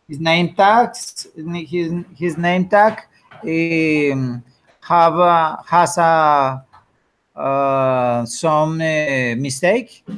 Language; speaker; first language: English; non-native, learner; Spanish